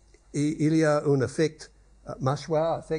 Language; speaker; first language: French; non-native, learner; English